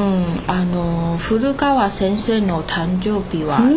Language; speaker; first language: Japanese; non-native, learner; Chinese